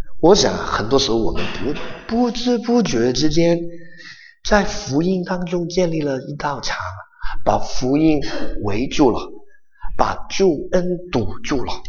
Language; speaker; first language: Chinese; non-native, local second language; Cantonese